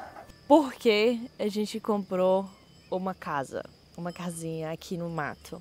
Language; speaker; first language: Portuguese; non-native, fluent; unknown